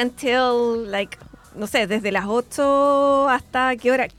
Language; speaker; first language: Spanish; native; Spanish